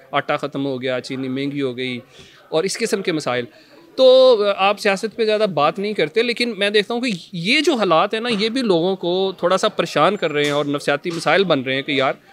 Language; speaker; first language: Urdu; non-native, local second language; Punjabi